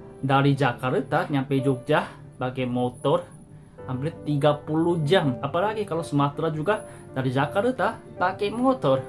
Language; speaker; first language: Indonesian; non-native, fluent; Korean